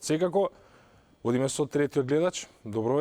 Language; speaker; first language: Macedonian; native; Macedonian